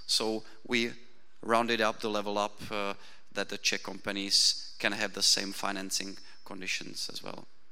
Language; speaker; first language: English; non-native, fluent; Czech